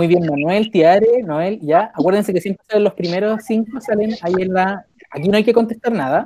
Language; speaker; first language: Spanish; native; Spanish